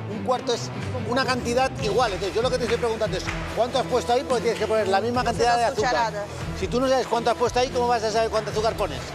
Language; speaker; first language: Spanish; native; Spanish